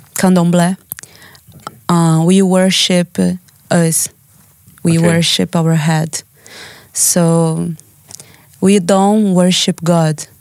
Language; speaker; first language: English; non-native, learner; Portuguese